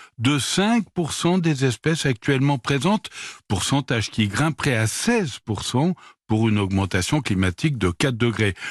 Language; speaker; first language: French; native; French